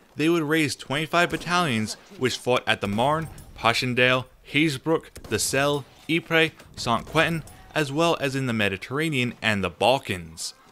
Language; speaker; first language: English; native; English